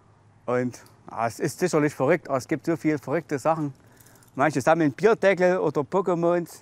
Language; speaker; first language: German; native; German